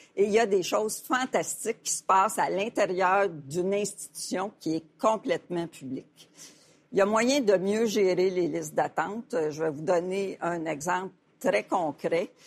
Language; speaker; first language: French; native; French